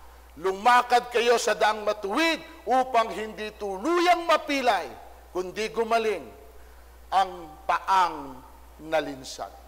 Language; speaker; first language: Filipino; native; Filipino